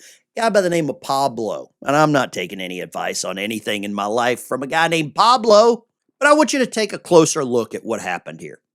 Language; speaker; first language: English; native; English